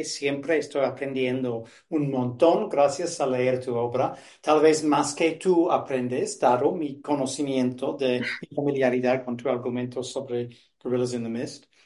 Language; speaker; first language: Spanish; non-native, fluent; English